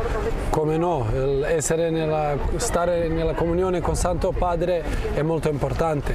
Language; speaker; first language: Italian; non-native, fluent; Croatian